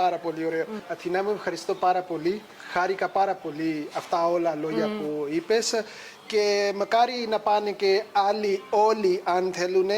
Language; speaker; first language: Greek; non-native, learner; Punjabi